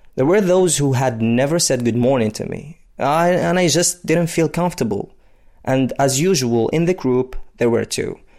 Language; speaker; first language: English; non-native, fluent; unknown